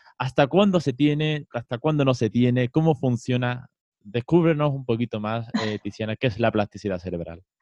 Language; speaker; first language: Spanish; native; Spanish